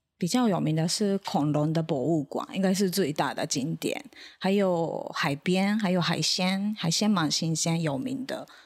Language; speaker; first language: Chinese; non-native, fluent; Japanese